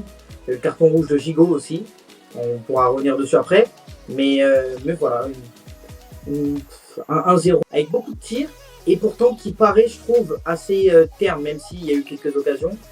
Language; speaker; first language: French; native; French